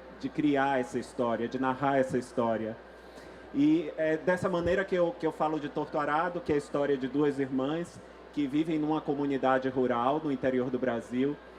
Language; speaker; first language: Portuguese; native; Portuguese